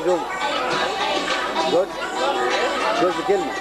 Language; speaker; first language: Arabic; native; Arabic